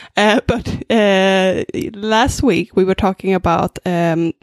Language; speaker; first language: English; non-native, fluent; Swedish